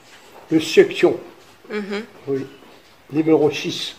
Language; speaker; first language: French; non-native, learner; Morisyen